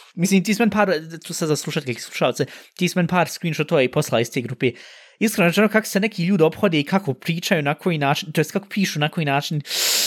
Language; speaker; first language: Bosnian; early bilingual, heritage; Bosnian